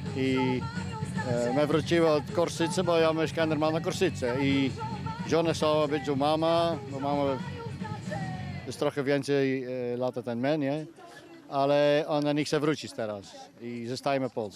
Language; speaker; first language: Polish; non-native, learner; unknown